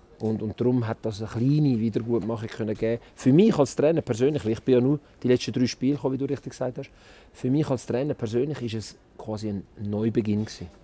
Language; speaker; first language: German; early bilingual, other home language; Italian